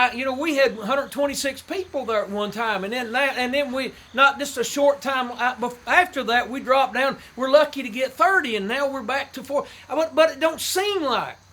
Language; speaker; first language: English; native; English